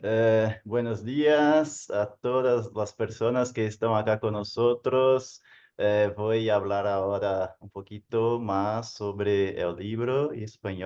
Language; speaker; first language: Spanish; non-native, fluent; Portuguese